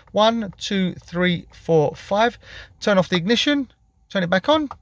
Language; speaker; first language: English; native; English